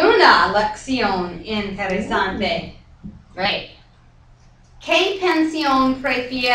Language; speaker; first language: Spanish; non-native, fluent; English